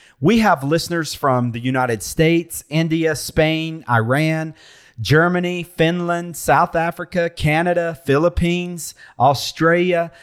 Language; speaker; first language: English; native; English